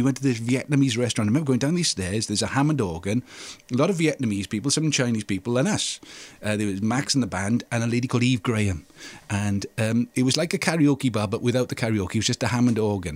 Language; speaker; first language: English; native; English